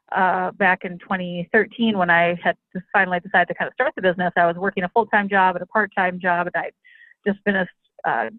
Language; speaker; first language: English; native; English